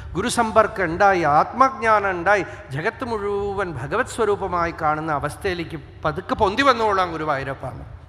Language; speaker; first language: Malayalam; non-native, local second language; Tamil